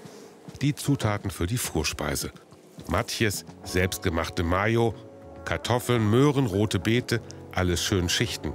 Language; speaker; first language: German; native; German